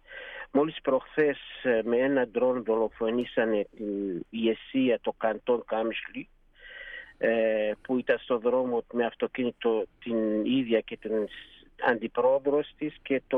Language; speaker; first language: Greek; non-native, fluent; Kurdish